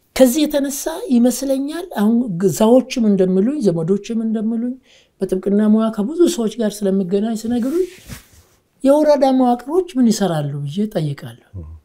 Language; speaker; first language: Amharic; non-native, local second language; Oromo